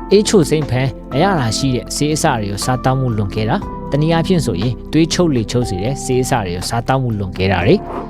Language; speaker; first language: Burmese; non-native, local second language; Shan